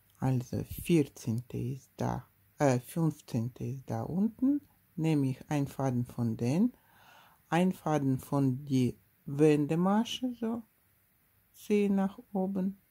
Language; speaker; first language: German; non-native, learner; Russian